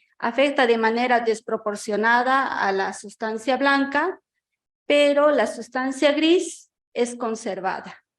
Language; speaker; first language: Spanish; native; Spanish